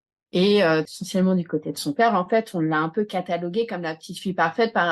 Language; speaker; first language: French; native; French